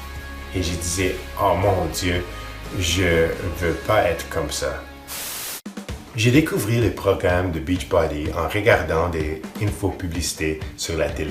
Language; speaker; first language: French; non-native, fluent; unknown